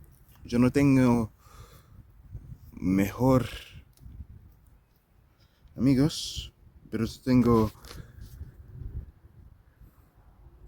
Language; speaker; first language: Spanish; non-native, learner; English